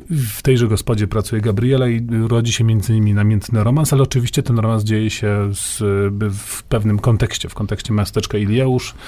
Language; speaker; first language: Polish; native; Polish